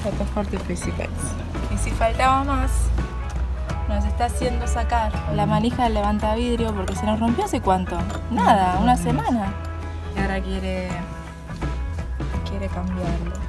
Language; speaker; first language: Spanish; native; Spanish